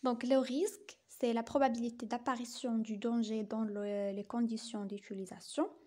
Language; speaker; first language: French; non-native, local second language; Arabic